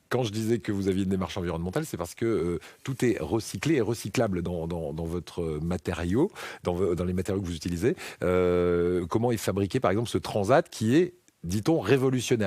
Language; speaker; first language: French; native; French